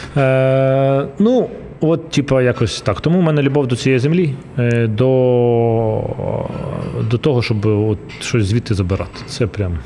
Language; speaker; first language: Ukrainian; non-native, local second language; Russian